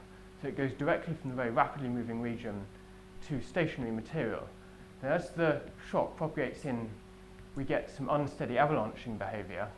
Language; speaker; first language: English; native; English